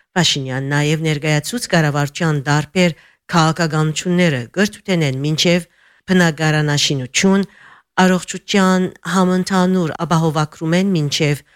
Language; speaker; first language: Armenian; early bilingual, heritage; Armenian